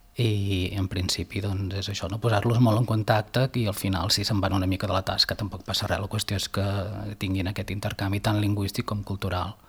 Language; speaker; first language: Catalan; native; Catalan